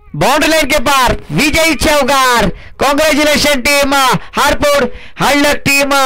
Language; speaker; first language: Hindi; non-native, local second language; Marathi